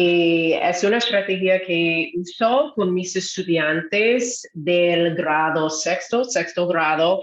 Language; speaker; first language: Spanish; non-native, fluent; English